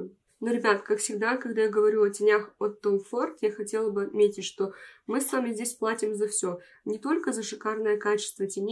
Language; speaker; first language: Russian; native; Russian